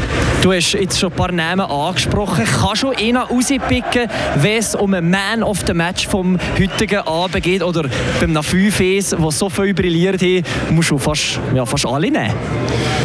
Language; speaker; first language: German; native; German